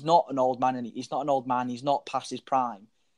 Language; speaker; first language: English; native; English